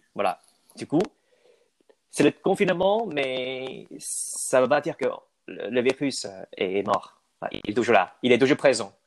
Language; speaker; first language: French; non-native, fluent; Chinese